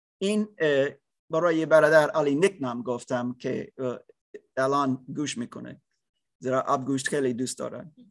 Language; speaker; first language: Persian; non-native, learner; English